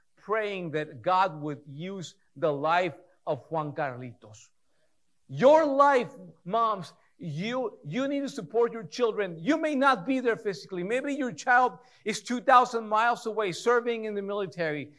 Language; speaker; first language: English; early bilingual, other home language; Spanish